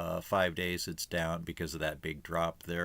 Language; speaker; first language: English; native; English